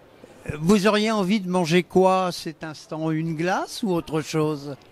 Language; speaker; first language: French; native; French